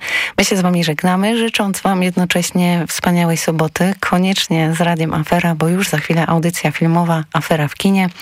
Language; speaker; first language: Polish; native; Polish